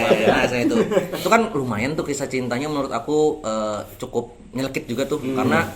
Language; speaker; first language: Indonesian; native; Indonesian